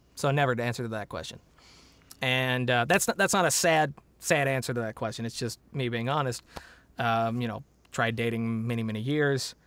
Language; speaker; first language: English; native; English